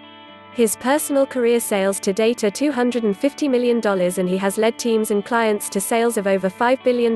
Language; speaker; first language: English; native; English